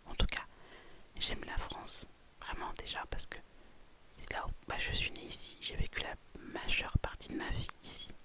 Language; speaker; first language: French; native; French